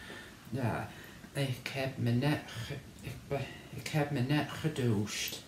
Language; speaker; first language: Dutch; non-native, learner; English